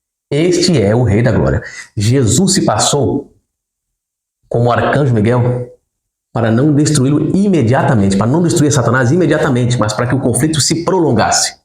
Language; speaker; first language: Portuguese; native; Portuguese